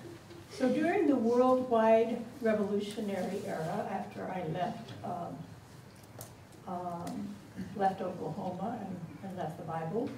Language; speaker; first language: English; native; English